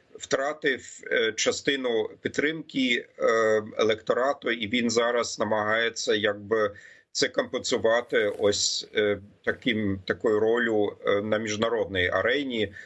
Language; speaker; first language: Ukrainian; non-native, fluent; German